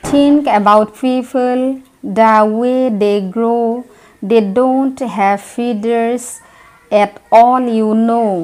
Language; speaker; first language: English; non-native, local second language; Assamese